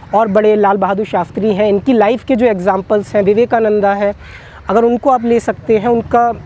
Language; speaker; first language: Hindi; native; Hindi